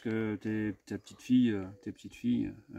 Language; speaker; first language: French; native; French